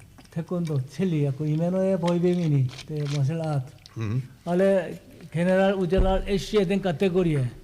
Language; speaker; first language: Czech; non-native, learner; Korean